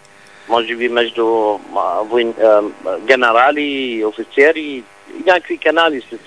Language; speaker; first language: Bulgarian; non-native, fluent; Arabic